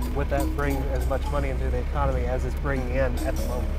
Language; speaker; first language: English; native; English